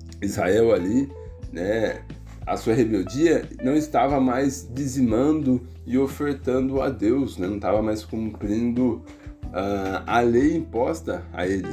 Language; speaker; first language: Portuguese; native; Portuguese